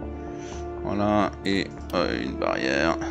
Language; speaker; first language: French; native; French